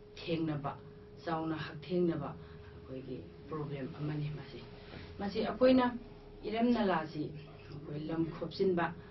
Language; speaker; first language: Manipuri; native; Manipuri